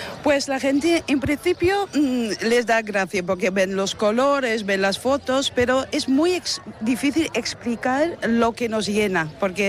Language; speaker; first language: Spanish; non-native, fluent; Dutch